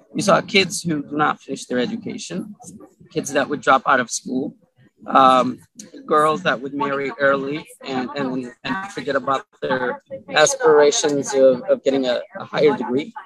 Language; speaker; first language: English; early bilingual, other home language; Arabic